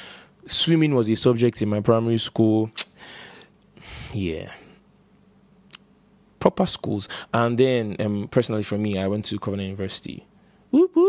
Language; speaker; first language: English; non-native, local second language; Igbo